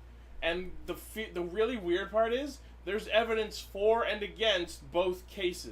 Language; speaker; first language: English; native; English